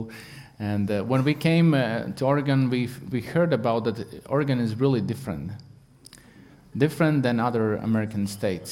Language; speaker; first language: English; non-native, fluent; Latvian